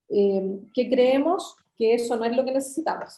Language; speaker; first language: Spanish; native; Spanish